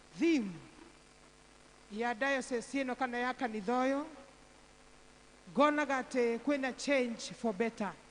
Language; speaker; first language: Kikuyu; non-native, local second language; Embu